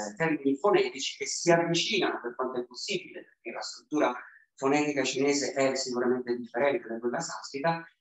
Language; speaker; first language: Italian; native; Italian